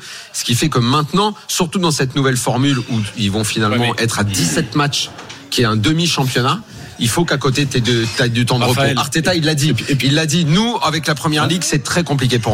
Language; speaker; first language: French; native; French